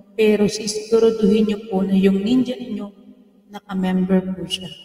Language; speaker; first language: Filipino; native; Filipino